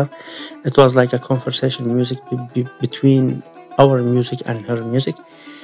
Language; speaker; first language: English; non-native, learner; Arabic